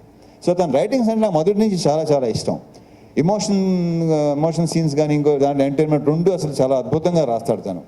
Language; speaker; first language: Telugu; native; Telugu